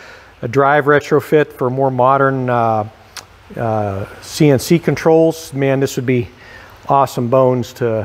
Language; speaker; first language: English; native; English